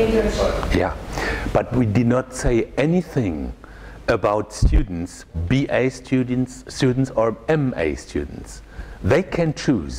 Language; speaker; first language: English; non-native, fluent; German